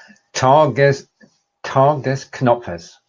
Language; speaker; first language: German; non-native, learner; English